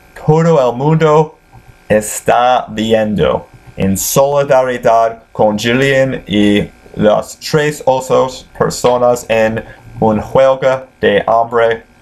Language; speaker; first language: Spanish; non-native, learner; English